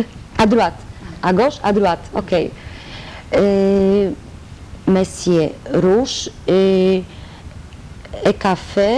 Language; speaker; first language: French; non-native, learner; Polish